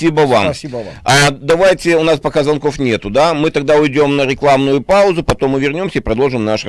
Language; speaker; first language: Russian; native; Russian